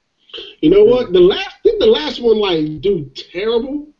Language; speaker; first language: English; native; English